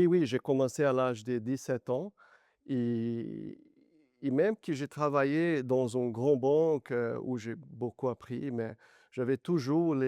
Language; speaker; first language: French; non-native, learner; Portuguese